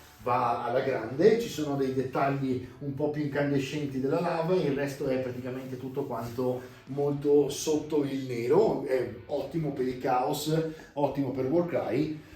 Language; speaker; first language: Italian; native; Italian